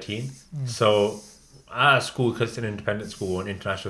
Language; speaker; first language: English; native; English